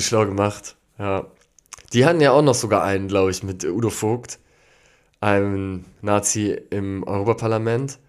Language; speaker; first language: German; native; German